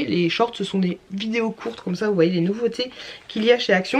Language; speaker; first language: French; native; French